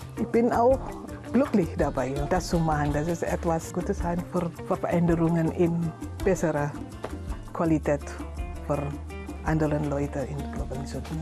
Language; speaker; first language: German; non-native, learner; Indonesian